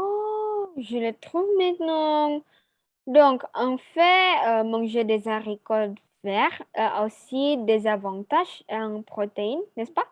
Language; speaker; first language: French; non-native, learner; Indonesian